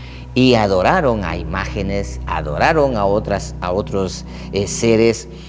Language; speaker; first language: Spanish; native; Spanish